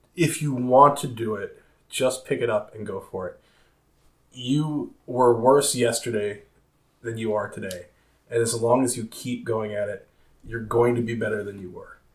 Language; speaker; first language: English; native; English